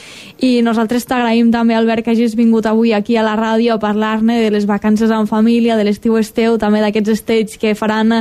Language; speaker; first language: Catalan; native; Catalan